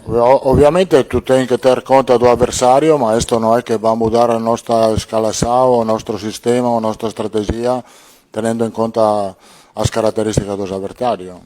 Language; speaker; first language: Portuguese; non-native, fluent; Italian